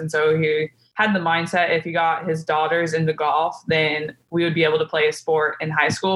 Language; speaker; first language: English; native; English